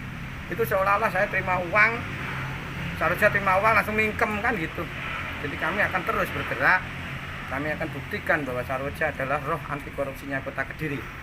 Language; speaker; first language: Indonesian; non-native, local second language; Javanese